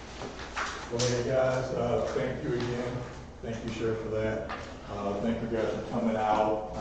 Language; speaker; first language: English; native; English